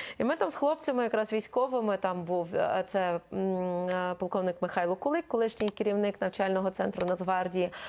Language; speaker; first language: Ukrainian; native; Ukrainian